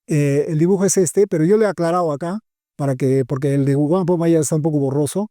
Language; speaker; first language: Spanish; native; Spanish